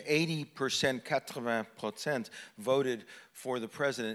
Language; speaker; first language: English; native; English